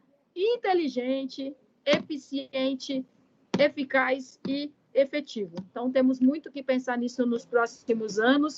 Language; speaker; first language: Portuguese; native; Portuguese